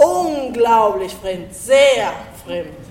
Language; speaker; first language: German; non-native, fluent; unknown